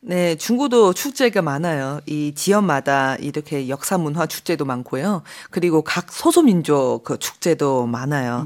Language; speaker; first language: Korean; non-native, fluent; Chinese